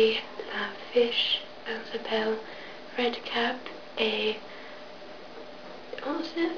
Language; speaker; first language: French; non-native, learner; English